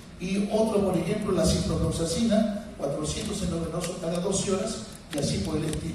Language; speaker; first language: Spanish; native; Spanish